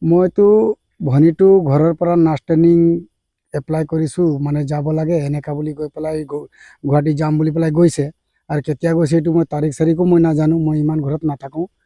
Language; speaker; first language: Assamese; non-native, local second language; Sadri